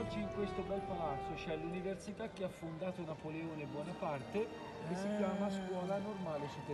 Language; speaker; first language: Italian; native; Italian